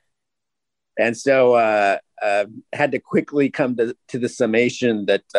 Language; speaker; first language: English; native; English